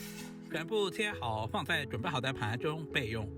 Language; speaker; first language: Chinese; native; Chinese